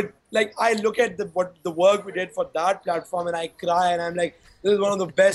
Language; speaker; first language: English; non-native, local second language; Urdu